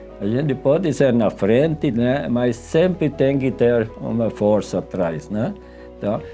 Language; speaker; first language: Portuguese; non-native, fluent; Swiss German